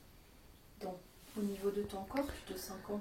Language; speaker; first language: French; native; French